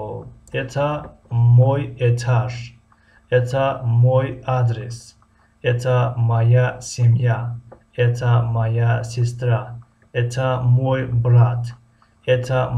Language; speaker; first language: Russian; non-native, fluent; Persian